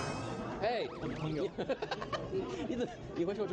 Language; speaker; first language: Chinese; non-native, fluent; English